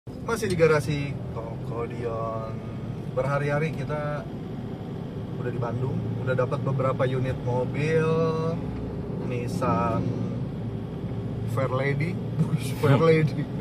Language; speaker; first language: Indonesian; native; Indonesian